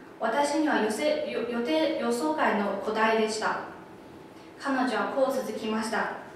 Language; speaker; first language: Japanese; non-native, fluent; Chinese